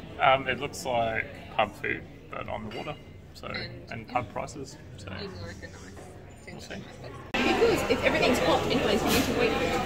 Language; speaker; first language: English; native; English